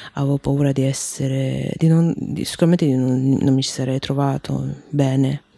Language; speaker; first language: Italian; early bilingual, other home language; Chinese